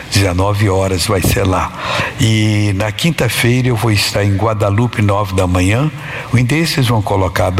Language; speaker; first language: Portuguese; native; Portuguese